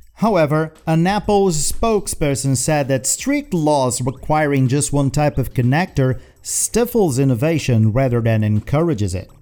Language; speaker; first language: English; non-native, fluent; Portuguese